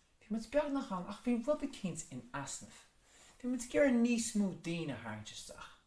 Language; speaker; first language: Irish; native; Irish